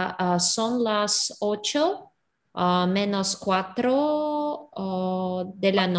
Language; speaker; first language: Spanish; non-native, learner; Russian